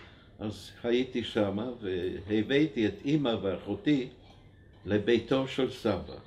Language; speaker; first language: Hebrew; non-native, fluent; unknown